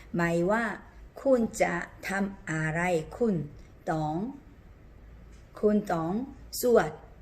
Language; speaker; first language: Thai; non-native, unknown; Korean